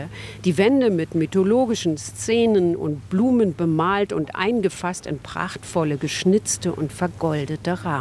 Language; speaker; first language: German; native; German